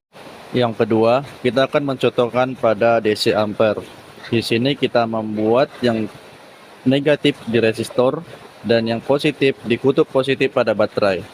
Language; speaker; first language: Indonesian; native; Indonesian